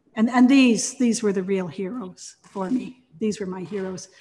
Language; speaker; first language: English; native; English